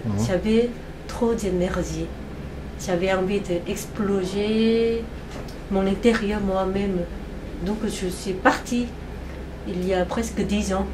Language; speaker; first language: French; non-native, fluent; Korean